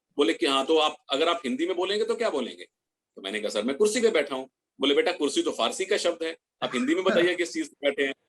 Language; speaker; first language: Hindi; native; Hindi